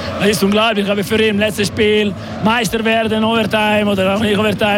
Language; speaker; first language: German; non-native, local second language; French